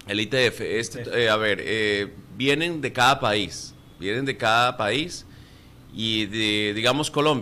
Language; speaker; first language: Spanish; native; Spanish